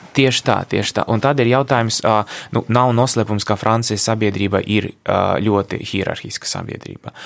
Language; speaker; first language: Latvian; non-native, local second language; Russian